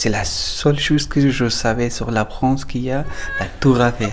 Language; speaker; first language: French; non-native, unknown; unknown